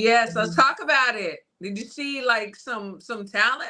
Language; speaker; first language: English; native; English